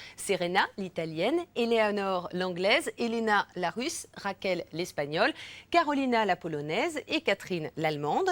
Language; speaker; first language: French; native; French